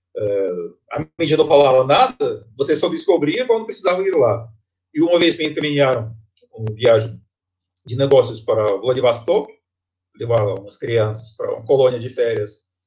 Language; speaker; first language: Portuguese; non-native, fluent; Russian